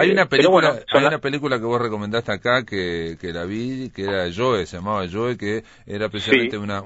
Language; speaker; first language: Spanish; native; Spanish